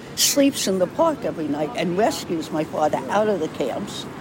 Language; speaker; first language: English; native; English